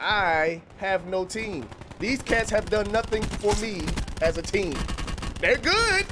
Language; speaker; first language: English; native; English